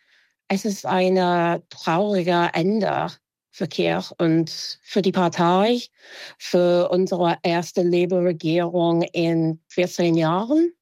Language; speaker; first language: German; non-native, fluent; English